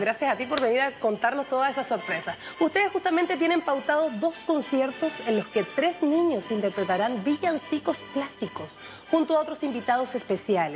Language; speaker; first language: Spanish; native; Spanish